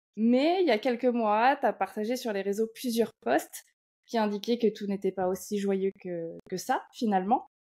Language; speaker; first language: French; native; French